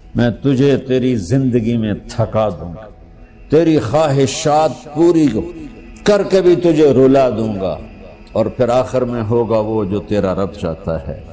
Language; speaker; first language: Urdu; non-native, local second language; Punjabi